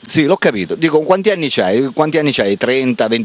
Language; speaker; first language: Italian; native; Italian